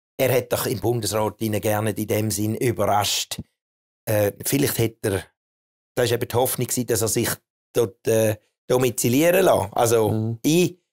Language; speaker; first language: German; native; German